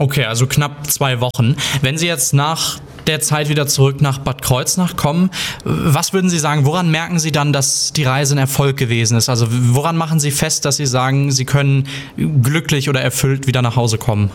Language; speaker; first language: German; native; German